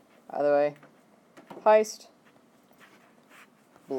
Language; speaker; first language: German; non-native, fluent; English